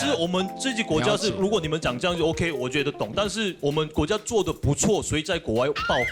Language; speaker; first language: Chinese; non-native, fluent; Korean